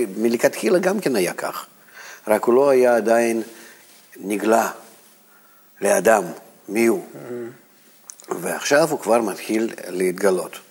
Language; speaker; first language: Hebrew; non-native, fluent; Russian